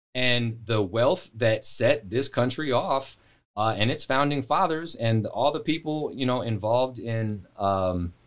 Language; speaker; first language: English; native; English